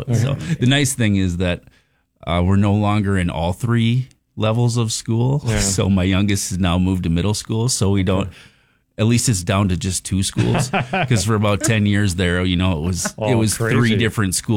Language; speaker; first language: English; native; English